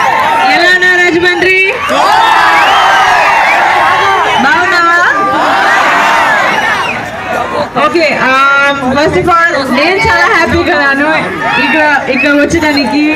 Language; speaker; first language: Telugu; non-native, learner; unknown